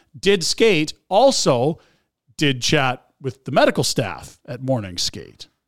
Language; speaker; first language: English; native; English